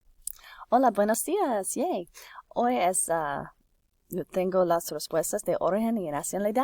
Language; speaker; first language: Spanish; non-native, fluent; English